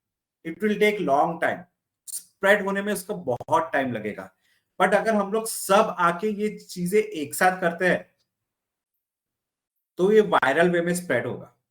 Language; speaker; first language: Hindi; native; Hindi